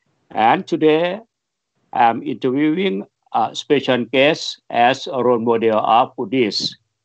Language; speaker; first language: English; non-native, fluent; Thai